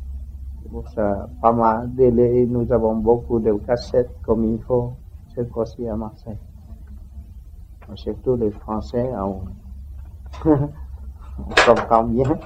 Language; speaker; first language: French; non-native, learner; Vietnamese